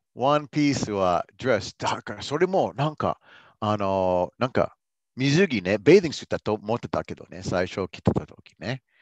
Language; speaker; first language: Japanese; non-native, fluent; English